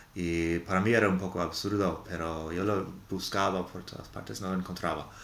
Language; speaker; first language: Spanish; non-native, fluent; English